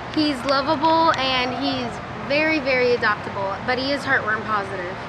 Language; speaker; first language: English; native; English